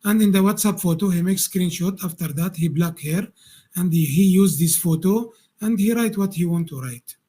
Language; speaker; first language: English; non-native, learner; Arabic